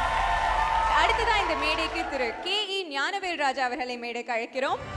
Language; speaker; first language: Tamil; native; Tamil